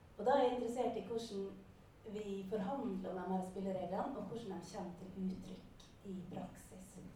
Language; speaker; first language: Norwegian; native; Norwegian